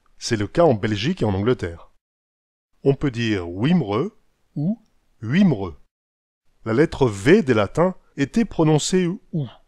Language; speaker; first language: French; native; French